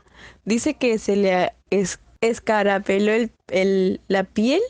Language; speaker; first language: Spanish; native; Spanish